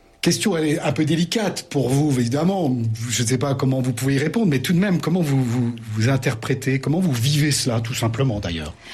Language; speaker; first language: French; native; French